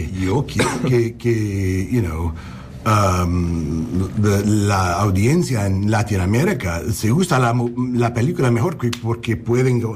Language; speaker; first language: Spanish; non-native, learner; English